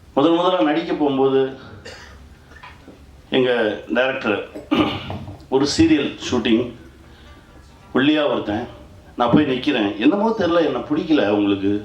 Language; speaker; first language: Tamil; native; Tamil